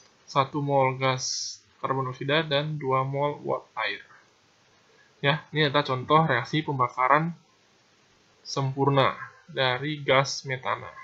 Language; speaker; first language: Indonesian; native; Indonesian